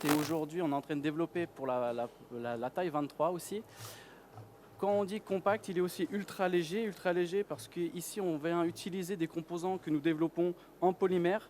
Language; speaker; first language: French; native; French